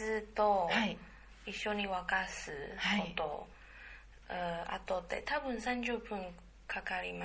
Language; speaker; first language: Japanese; non-native, learner; Chinese